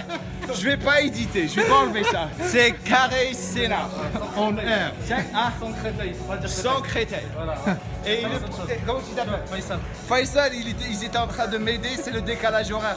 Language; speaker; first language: French; non-native, local second language; Arabic